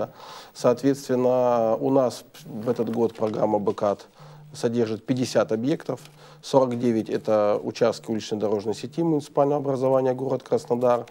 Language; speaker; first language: Russian; native; Russian